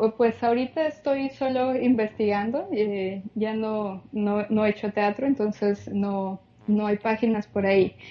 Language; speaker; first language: Spanish; native; Spanish